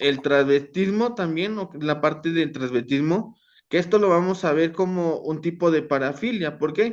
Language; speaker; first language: Spanish; native; Spanish